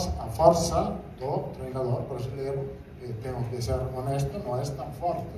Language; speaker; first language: Portuguese; non-native, fluent; Italian